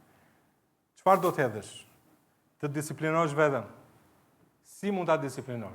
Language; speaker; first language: Albanian; native; Albanian